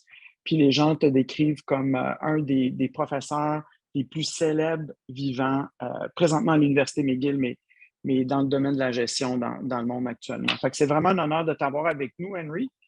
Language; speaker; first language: French; native; French